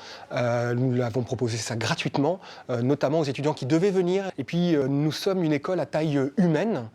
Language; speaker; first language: French; native; French